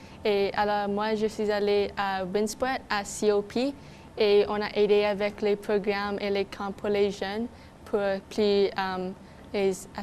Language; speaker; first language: French; non-native, local second language; English